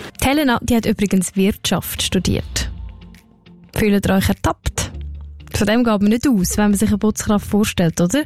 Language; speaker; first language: German; native; German